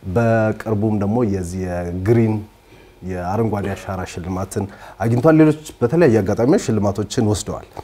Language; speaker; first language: Amharic; native; Amharic